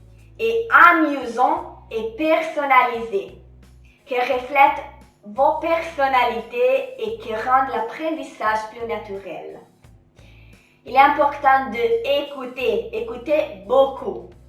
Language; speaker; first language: French; non-native, fluent; Italian